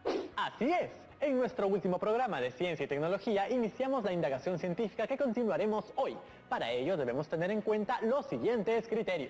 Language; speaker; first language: Spanish; native; Spanish